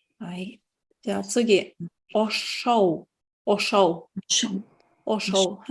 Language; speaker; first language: Japanese; non-native, fluent; Tatar